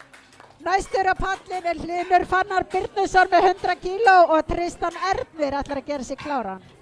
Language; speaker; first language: Icelandic; native; Icelandic